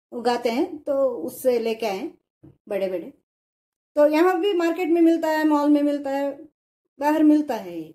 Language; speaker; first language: Hindi; non-native, local second language; Kannada